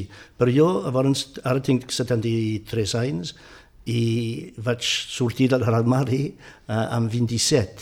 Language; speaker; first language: Catalan; non-native, fluent; English